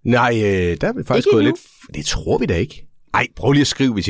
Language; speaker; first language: Danish; native; Danish